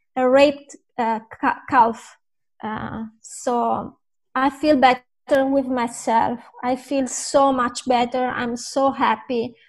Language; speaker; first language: English; non-native, fluent; Italian